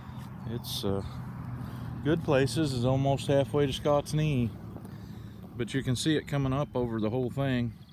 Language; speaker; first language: English; native; English